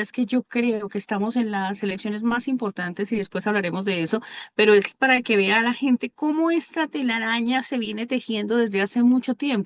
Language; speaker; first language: Spanish; native; Spanish